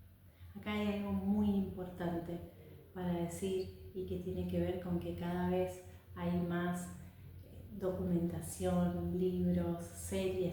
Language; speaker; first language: Spanish; native; Spanish